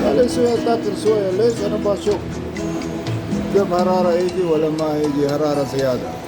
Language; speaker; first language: Arabic; non-native, learner; Filipino